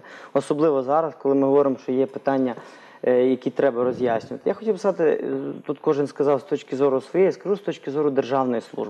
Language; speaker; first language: Ukrainian; native; Ukrainian